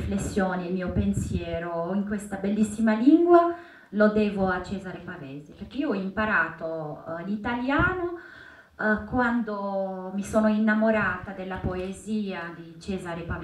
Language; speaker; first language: Italian; non-native, fluent; Arabic